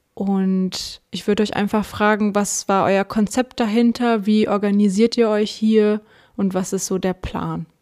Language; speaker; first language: German; early bilingual, other home language; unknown